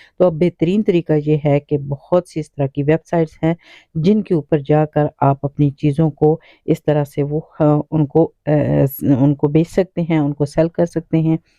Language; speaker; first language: Urdu; native; Urdu